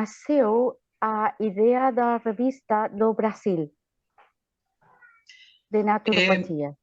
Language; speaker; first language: Portuguese; non-native, learner; Spanish